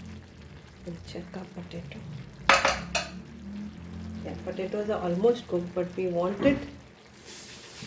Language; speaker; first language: English; non-native, local second language; Konkani